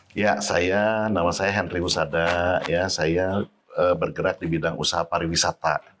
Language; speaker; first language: Indonesian; native; Indonesian